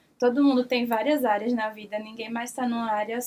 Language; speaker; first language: Portuguese; native; Portuguese